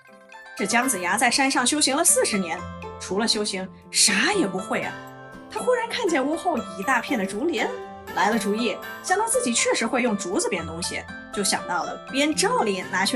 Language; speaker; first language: Chinese; native; Chinese